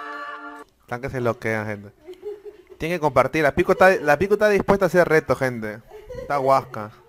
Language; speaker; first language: Spanish; native; Spanish